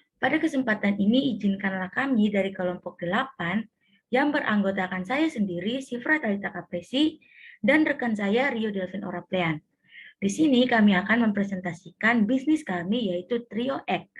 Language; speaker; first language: Indonesian; native; Indonesian